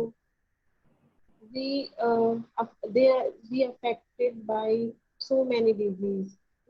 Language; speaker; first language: English; non-native, learner; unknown